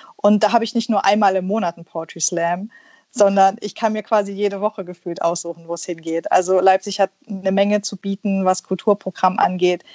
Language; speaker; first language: German; early bilingual, other home language; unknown